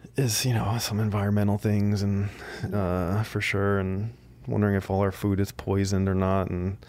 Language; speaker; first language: English; native; English